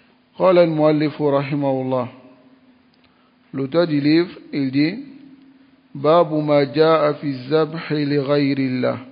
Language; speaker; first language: Arabic; non-native, fluent; French